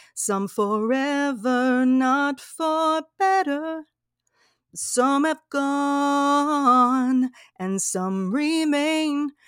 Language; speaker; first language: English; native; English